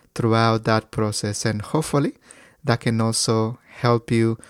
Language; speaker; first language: English; non-native, fluent; Spanish